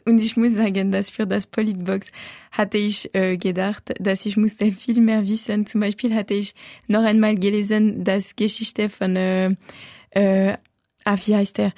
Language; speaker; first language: German; non-native, local second language; French